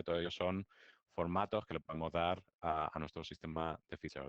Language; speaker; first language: Spanish; native; Spanish